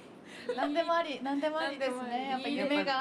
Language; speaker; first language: Japanese; native; Japanese